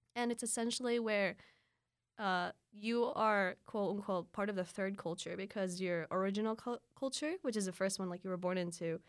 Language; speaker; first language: English; early bilingual, other home language; Filipino